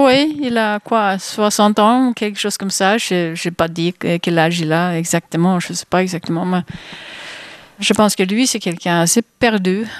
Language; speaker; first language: French; non-native, fluent; Swedish